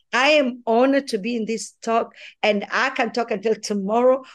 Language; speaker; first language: English; non-native, local second language; Swahili